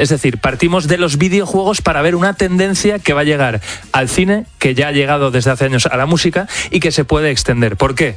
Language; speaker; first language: Spanish; native; Spanish